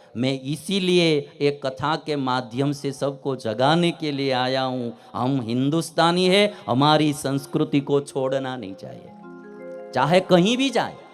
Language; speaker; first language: Hindi; non-native, local second language; Gujarati